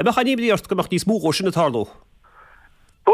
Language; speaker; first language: Irish; native; Irish